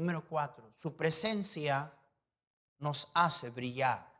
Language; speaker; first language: Spanish; non-native, fluent; English